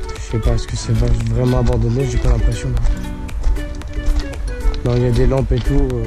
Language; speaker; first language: French; native; French